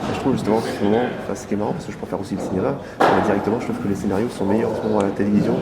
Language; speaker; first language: French; native; French